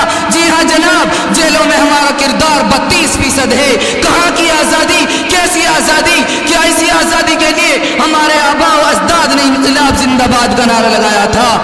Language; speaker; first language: Urdu; native; Urdu